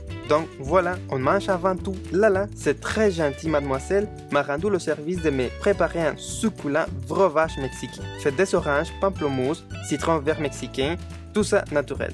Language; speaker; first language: French; non-native, fluent; Spanish